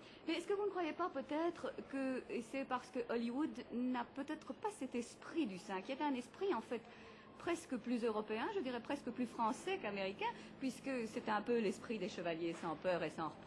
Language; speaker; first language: French; native; French